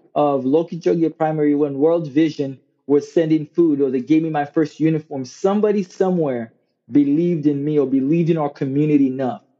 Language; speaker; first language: English; non-native, local second language; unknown